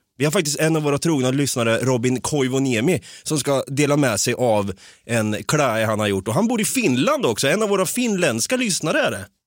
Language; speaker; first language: Swedish; native; Swedish